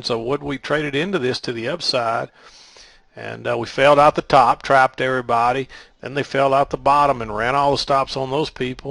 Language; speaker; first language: English; native; English